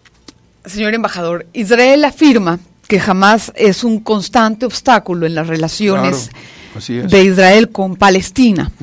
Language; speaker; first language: Spanish; native; Spanish